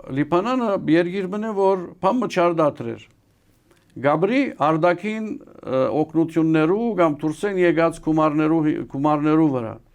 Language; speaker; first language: Armenian; early bilingual, heritage; Armenian